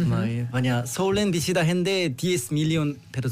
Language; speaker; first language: Basque; non-native, learner; Korean